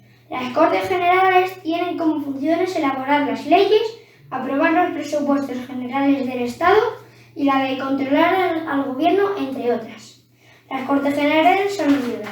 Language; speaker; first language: Spanish; native; Spanish